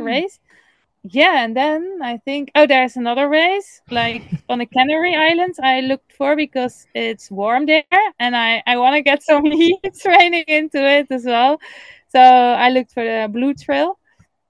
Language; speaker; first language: English; non-native, fluent; Dutch